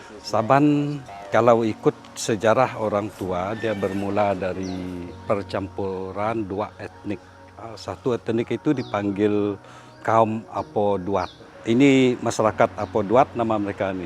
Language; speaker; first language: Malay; non-native, local second language; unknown